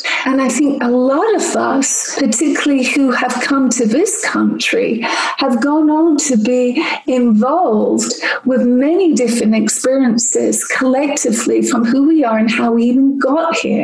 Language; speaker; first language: English; native; English